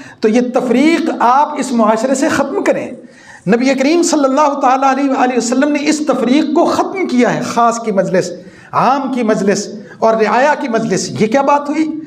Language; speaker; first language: Urdu; non-native, local second language; Punjabi